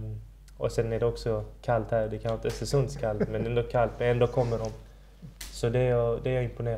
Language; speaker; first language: Swedish; early bilingual, other home language; Persian